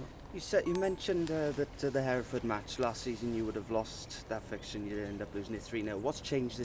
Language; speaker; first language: English; native; English